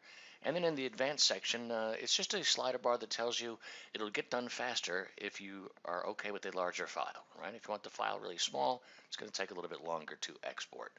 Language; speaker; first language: English; native; English